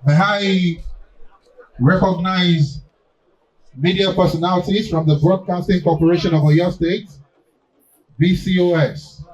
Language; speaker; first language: English; non-native, local second language; Yoruba